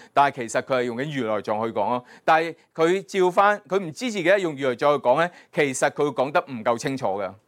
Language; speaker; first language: Cantonese; native; Cantonese